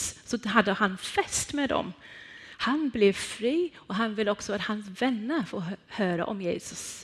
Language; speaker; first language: Swedish; non-native, fluent; Persian